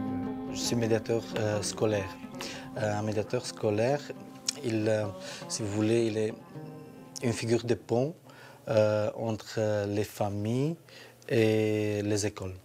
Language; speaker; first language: French; non-native, fluent; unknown